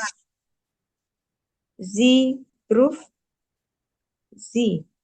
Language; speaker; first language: German; non-native, learner; Indonesian